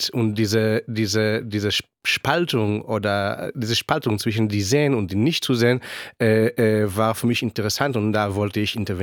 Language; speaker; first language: German; non-native, fluent; Hebrew